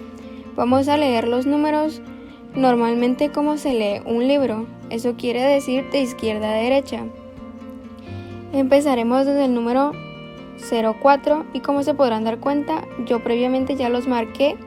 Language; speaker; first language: Spanish; native; Spanish